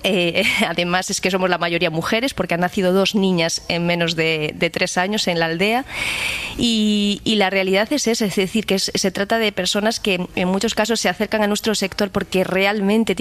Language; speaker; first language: Spanish; native; Spanish